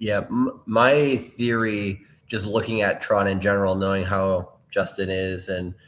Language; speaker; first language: English; native; English